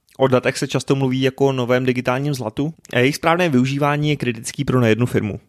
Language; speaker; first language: Czech; native; Czech